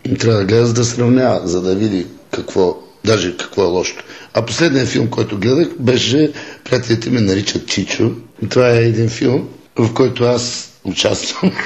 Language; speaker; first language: Bulgarian; native; Bulgarian